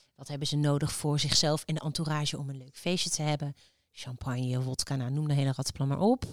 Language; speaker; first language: Dutch; native; Dutch